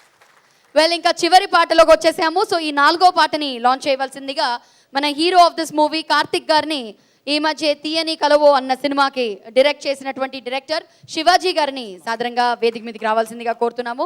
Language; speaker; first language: Telugu; native; Telugu